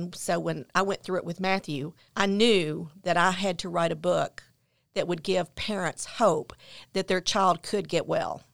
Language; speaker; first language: English; native; English